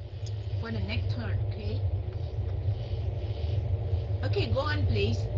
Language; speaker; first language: English; non-native, fluent; Vietnamese